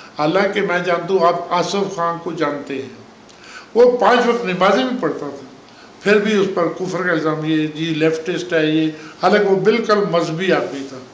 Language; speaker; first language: Urdu; non-native, local second language; Punjabi